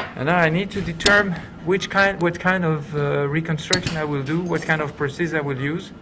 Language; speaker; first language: English; non-native, fluent; French